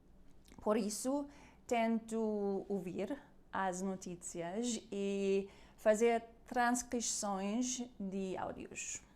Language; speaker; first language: Portuguese; non-native, learner; German